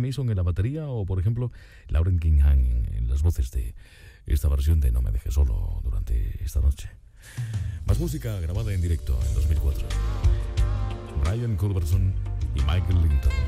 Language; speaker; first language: Spanish; native; Spanish